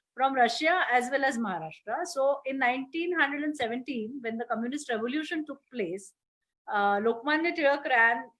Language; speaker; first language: English; non-native, local second language; Marathi